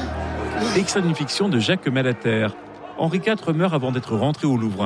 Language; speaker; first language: French; native; French